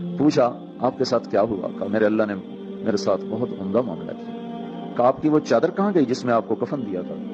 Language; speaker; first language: Urdu; non-native, local second language; Punjabi